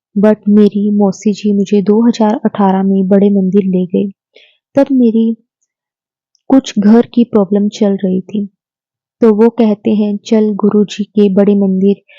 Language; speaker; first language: Hindi; native; Hindi